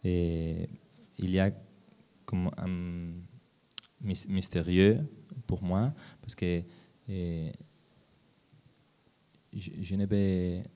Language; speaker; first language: French; non-native, learner; Spanish